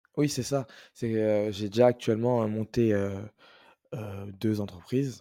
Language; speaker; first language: French; native; French